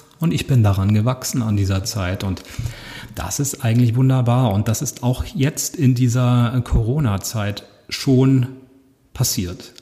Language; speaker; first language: German; native; German